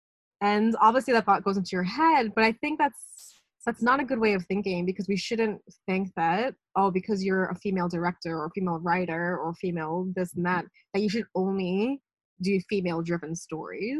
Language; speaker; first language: English; native; English